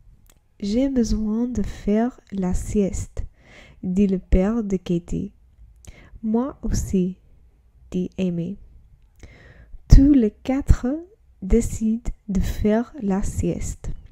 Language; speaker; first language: French; non-native, learner; English